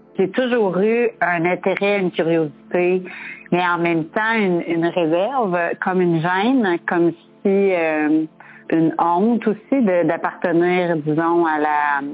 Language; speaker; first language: French; native; French